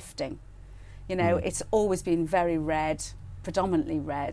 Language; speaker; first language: English; native; English